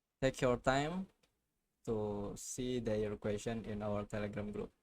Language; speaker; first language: English; non-native, learner; Indonesian